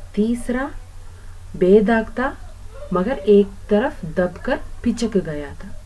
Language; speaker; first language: Hindi; non-native, local second language; Kannada